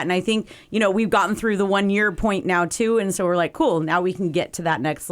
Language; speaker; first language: English; native; English